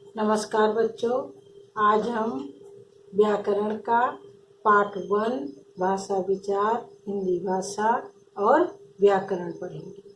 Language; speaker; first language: Hindi; native; Hindi